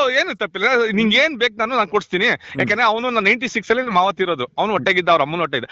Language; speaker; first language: Kannada; non-native, local second language; Marathi